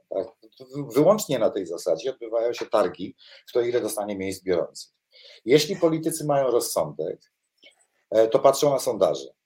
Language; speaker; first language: Polish; native; Polish